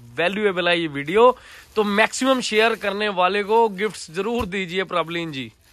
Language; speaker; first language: Hindi; non-native, local second language; Punjabi